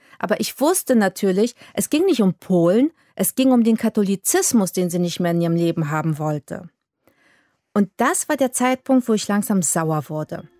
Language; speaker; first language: German; early bilingual, other home language; Polish